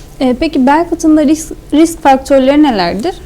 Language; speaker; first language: Turkish; native; Turkish